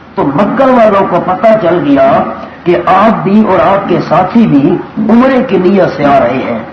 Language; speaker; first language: Urdu; non-native, local second language; Pashto